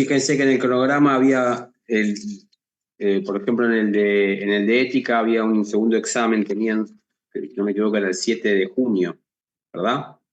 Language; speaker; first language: Spanish; native; Spanish